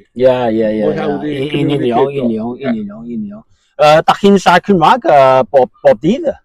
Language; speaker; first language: Welsh; native; Welsh